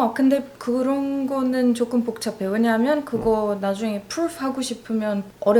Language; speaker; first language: Korean; non-native, learner; Arabic